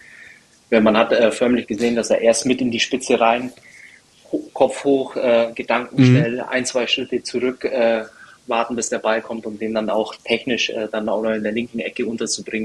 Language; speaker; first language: German; native; German